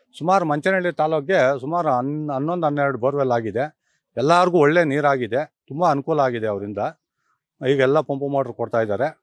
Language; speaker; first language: Kannada; native; Kannada